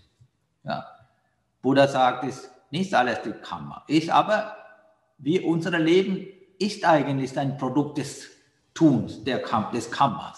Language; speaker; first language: German; non-native, learner; Sinhala